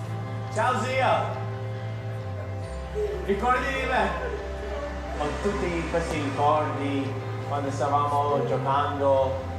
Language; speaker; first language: Italian; early bilingual, heritage; English